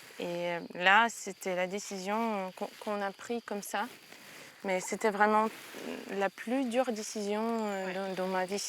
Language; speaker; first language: French; non-native, fluent; Ukrainian